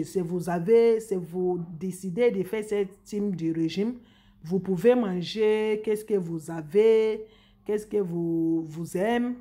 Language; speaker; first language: French; non-native, fluent; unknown